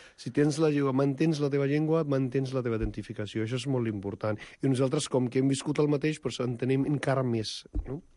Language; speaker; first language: Catalan; non-native, fluent; Punjabi